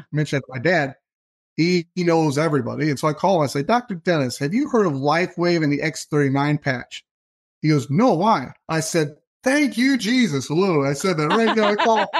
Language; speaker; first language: English; native; English